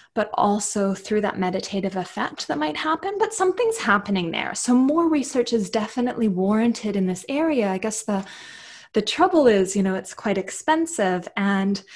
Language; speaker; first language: English; native; English